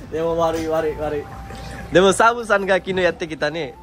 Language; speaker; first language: Japanese; non-native, learner; Nepali